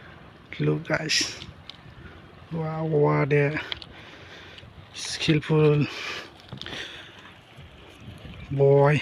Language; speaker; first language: English; non-native, local second language; Assamese